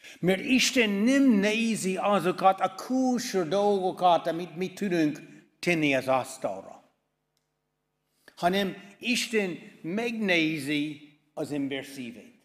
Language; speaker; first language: Hungarian; non-native, fluent; English